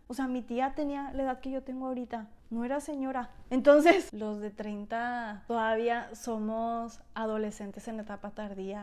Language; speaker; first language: Spanish; native; Spanish